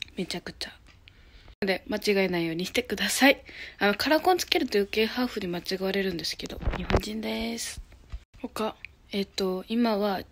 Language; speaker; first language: Japanese; native; Japanese